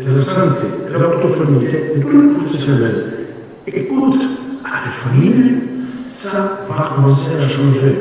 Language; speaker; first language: French; non-native, learner; Spanish